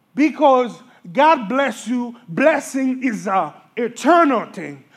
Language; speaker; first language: English; early bilingual, other home language; Haitian Creole